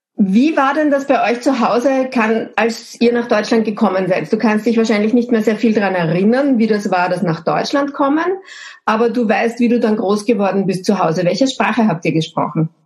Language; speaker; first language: German; native; German